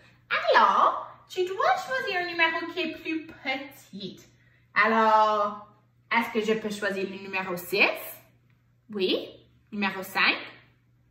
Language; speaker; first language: French; non-native, local second language; English